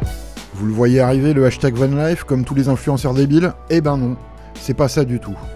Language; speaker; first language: French; native; French